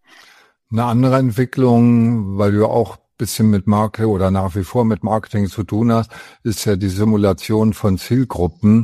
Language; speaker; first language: German; native; German